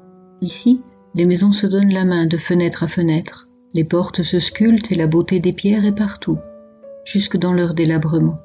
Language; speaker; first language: French; native; French